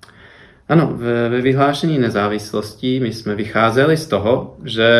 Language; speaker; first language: Czech; non-native, fluent; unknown